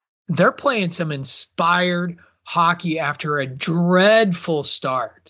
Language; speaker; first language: English; native; English